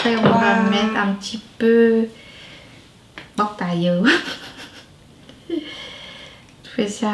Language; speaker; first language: French; non-native, learner; Vietnamese